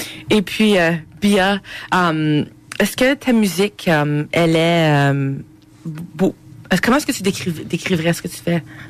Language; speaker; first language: French; native; French